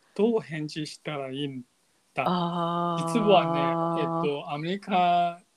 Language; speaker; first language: Japanese; non-native, fluent; Chinese